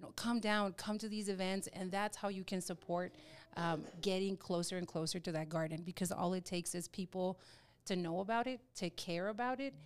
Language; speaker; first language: English; early bilingual, other home language; Spanish